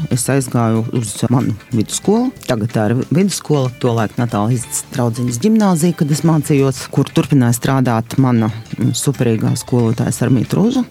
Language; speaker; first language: Latvian; non-native, local second language; Russian